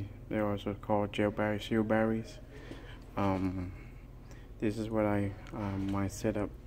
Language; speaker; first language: English; non-native, fluent; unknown